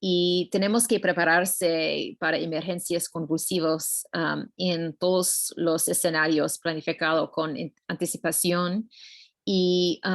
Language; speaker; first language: Spanish; non-native, learner; English